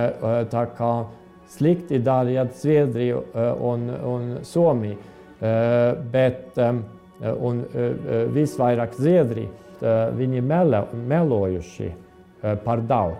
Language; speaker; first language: Latvian; non-native, fluent; Estonian